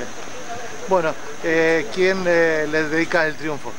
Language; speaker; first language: Spanish; native; Spanish